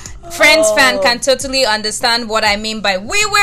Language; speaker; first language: English; non-native, local second language; Yoruba